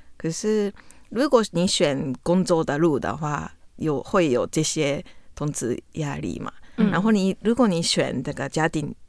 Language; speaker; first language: Chinese; non-native, fluent; Japanese